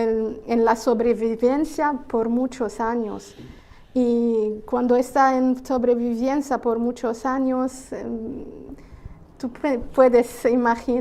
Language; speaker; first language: Spanish; non-native, fluent; Arabic